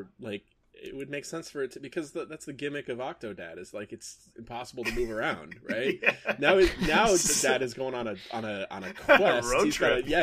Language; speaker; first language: English; native; English